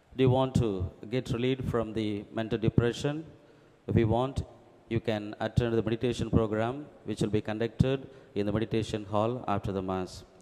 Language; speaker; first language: English; non-native, local second language; Tamil